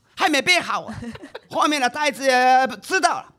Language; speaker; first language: Chinese; non-native, fluent; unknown